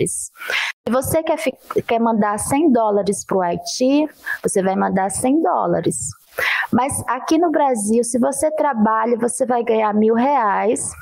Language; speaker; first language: Portuguese; native; Portuguese